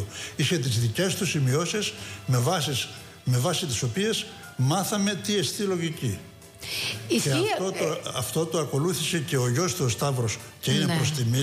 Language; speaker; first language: Greek; native; Greek